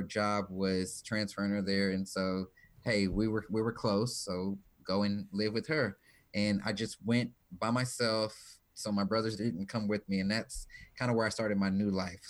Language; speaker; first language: English; native; English